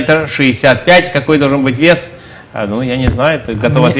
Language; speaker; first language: Russian; native; Russian